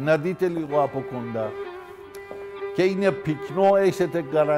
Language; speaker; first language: Greek; non-native, learner; Persian